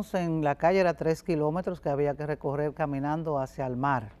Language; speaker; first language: Spanish; native; Spanish